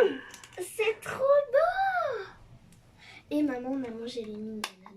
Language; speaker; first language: French; native; French